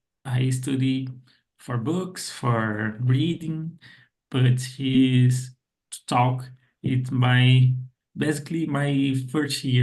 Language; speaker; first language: English; non-native, learner; Portuguese